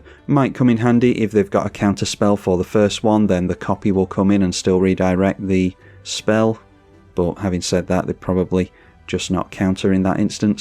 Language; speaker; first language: English; native; English